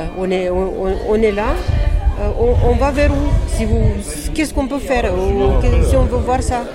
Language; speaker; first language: French; non-native, fluent; Romanian